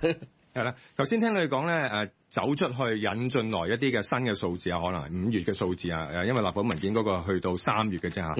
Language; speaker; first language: Cantonese; native; Cantonese